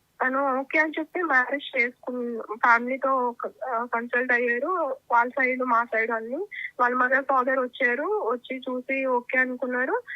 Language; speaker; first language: Telugu; native; Telugu